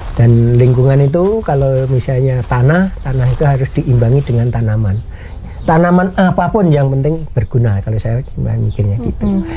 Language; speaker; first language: Indonesian; non-native, local second language; Javanese